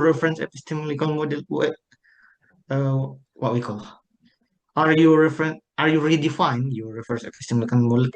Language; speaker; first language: English; non-native, learner; Indonesian